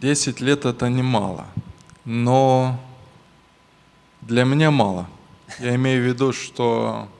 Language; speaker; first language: Russian; non-native, local second language; Romanian